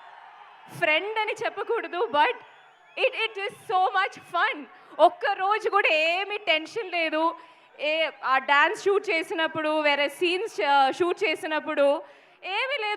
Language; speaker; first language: Telugu; non-native, fluent; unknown